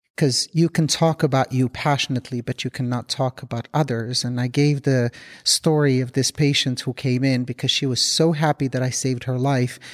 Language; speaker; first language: English; non-native, fluent; Arabic